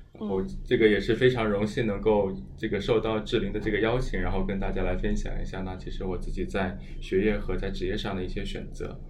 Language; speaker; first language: Chinese; native; Chinese